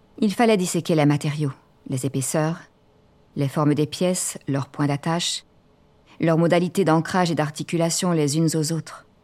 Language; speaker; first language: French; native; French